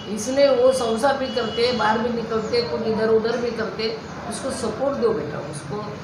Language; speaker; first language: Hindi; non-native, local second language; Marathi